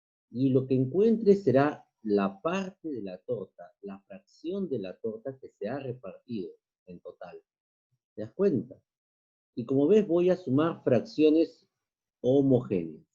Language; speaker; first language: Spanish; native; Spanish